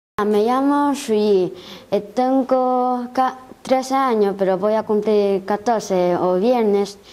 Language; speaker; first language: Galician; non-native, local second language; Spanish